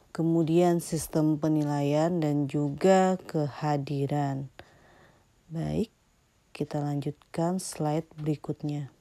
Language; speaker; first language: Indonesian; native; Indonesian